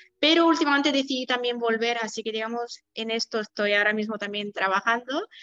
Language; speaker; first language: Spanish; non-native, fluent; Polish